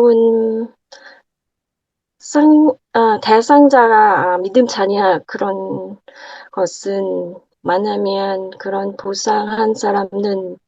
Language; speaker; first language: Korean; non-native, learner; Thai